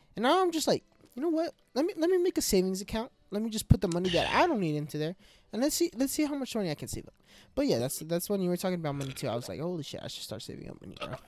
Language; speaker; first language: English; early bilingual, other home language; Spanish